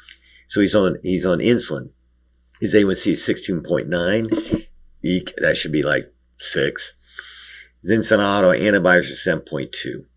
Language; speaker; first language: English; native; English